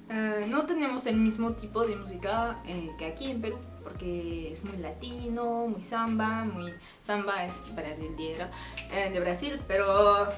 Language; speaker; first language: Spanish; non-native, learner; French